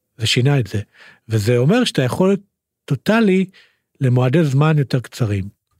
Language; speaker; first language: Hebrew; native; Hebrew